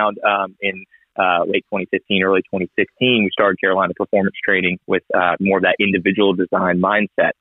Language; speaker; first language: English; native; English